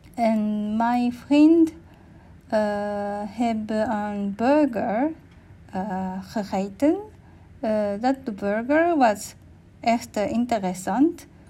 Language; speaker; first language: Dutch; non-native, learner; English